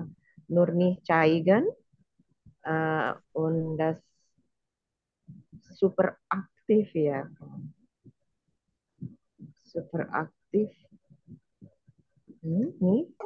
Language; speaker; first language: German; non-native, learner; Indonesian